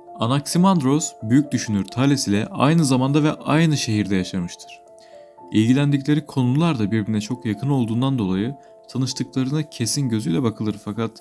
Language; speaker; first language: Turkish; native; Turkish